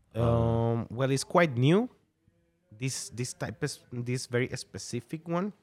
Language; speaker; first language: English; non-native, fluent; Spanish